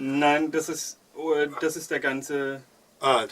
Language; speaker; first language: German; non-native, fluent; Russian